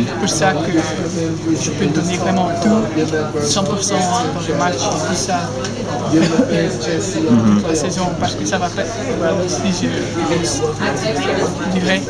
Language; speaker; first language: French; non-native, local second language; Dutch